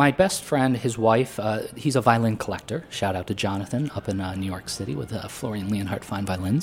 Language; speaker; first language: English; native; English